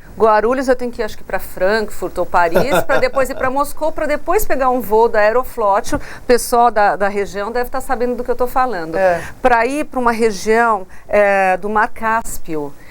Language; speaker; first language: Portuguese; non-native, local second language; English